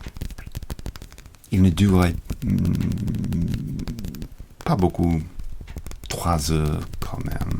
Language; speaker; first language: French; non-native, learner; English